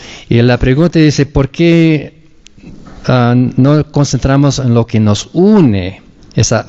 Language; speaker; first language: Spanish; non-native, fluent; English